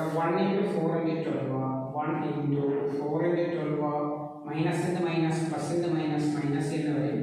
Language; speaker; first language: English; non-native, local second language; Malayalam